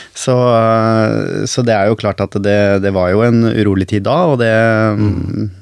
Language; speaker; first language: Norwegian; early bilingual, other home language; Arabic